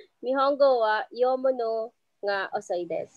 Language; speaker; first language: Japanese; non-native, learner; Filipino